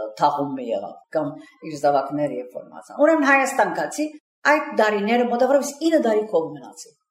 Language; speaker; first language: Armenian; early bilingual, heritage; Armenian